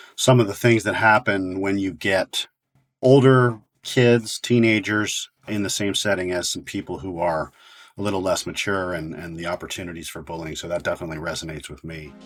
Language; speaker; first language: English; native; English